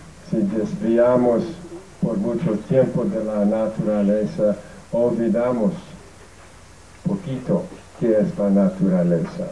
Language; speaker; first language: Spanish; non-native, fluent; English